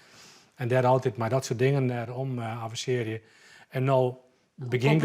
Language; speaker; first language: Dutch; non-native, local second language; Western Frisian